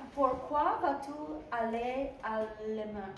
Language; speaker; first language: French; non-native, learner; English